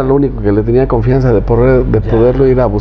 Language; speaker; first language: Spanish; native; Spanish